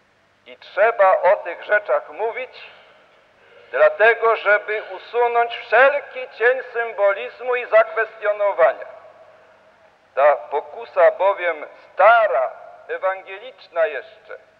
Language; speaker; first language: Polish; native; Polish